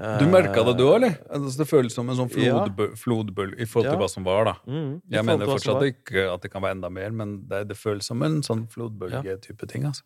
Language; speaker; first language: Norwegian; native; Norwegian